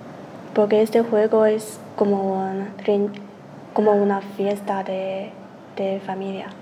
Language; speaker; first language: Spanish; non-native, learner; Chinese